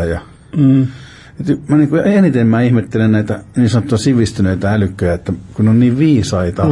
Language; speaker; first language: Finnish; native; Finnish